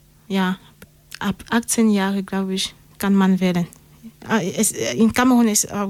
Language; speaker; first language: German; non-native, learner; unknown